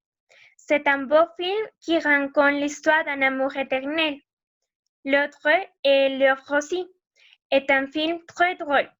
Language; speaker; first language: French; non-native, learner; Spanish